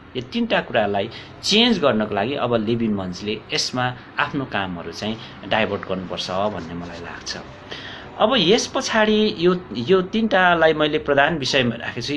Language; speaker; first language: Nepali; non-native, local second language; Limbu